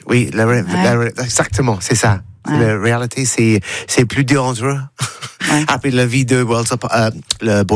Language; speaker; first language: French; non-native, learner; English